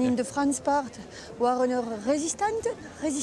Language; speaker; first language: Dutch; non-native, local second language; French